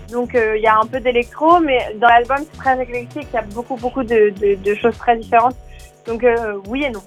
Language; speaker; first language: French; native; French